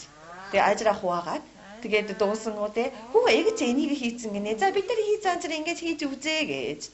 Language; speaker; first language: Mongolian; non-native, learner; Japanese